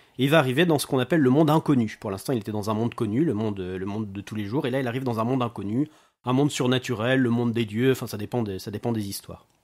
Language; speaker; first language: French; native; French